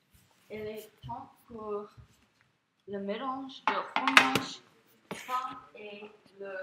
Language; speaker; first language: French; non-native, learner; English